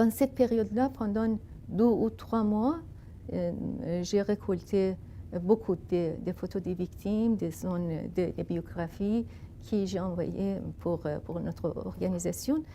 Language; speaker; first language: French; non-native, fluent; Persian